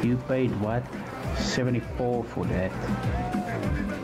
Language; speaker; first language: English; non-native, local second language; Afrikaans